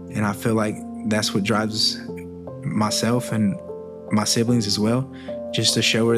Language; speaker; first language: English; early bilingual, other home language; Spanish